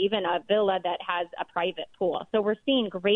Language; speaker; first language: English; native; English